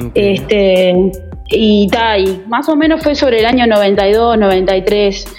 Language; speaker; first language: Spanish; native; Spanish